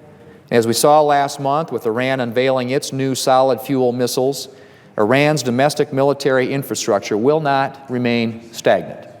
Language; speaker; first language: English; native; English